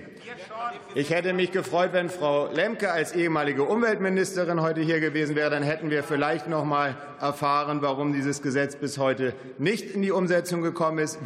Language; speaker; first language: German; native; German